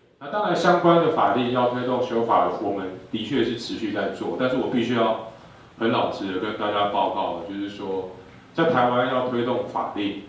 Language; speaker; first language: Chinese; native; Chinese